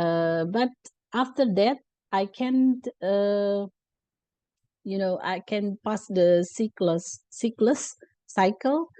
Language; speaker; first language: English; non-native, learner; Indonesian